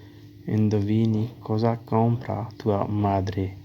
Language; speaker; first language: Italian; non-native, learner; Urdu